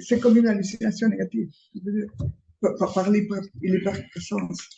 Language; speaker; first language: French; non-native, fluent; Spanish